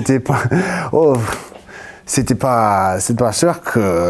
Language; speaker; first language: French; non-native, fluent; English